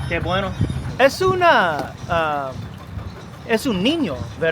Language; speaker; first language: Spanish; non-native, learner; English